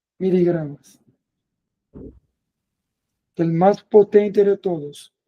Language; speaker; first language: Spanish; non-native, fluent; Portuguese